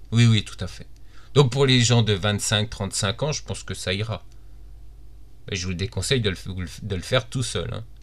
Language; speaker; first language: French; native; French